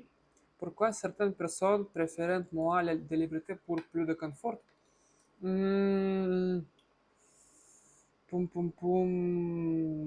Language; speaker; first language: French; non-native, learner; Russian